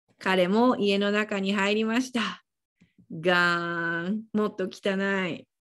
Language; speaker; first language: Japanese; native; Japanese